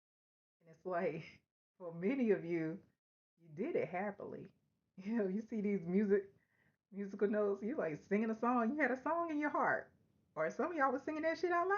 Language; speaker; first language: English; native; English